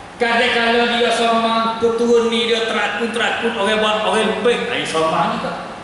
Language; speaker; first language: Malay; native; Malay